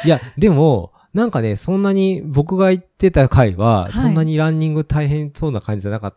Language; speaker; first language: Japanese; native; Japanese